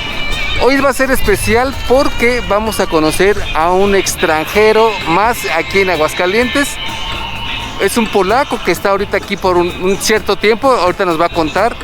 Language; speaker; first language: Spanish; native; Spanish